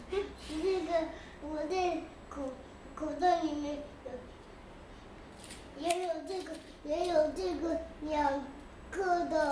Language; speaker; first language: Chinese; early bilingual, heritage; Chinese